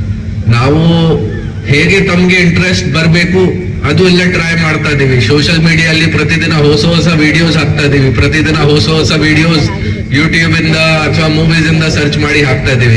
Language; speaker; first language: Kannada; non-native, local second language; Hindi